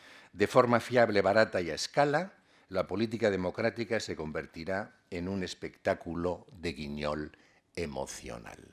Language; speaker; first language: Spanish; native; Spanish